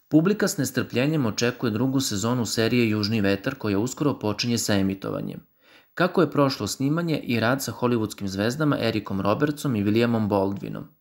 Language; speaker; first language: Serbian; native; Serbian